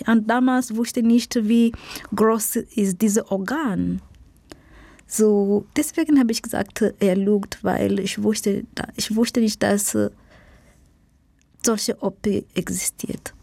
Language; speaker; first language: German; non-native, learner; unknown